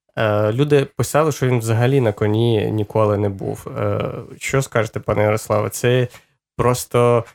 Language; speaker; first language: Ukrainian; native; Ukrainian